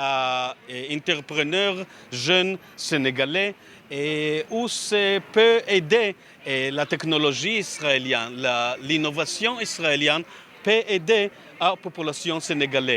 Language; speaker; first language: French; non-native, learner; Hebrew